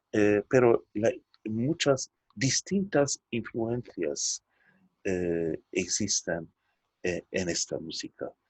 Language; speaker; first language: Spanish; non-native, fluent; Turkish